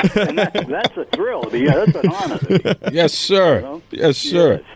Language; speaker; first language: English; native; English